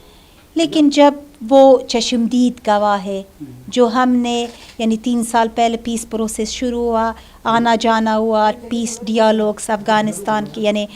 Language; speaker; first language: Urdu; non-native, fluent; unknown